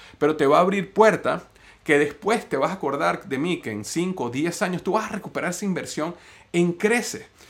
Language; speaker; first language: Spanish; native; Spanish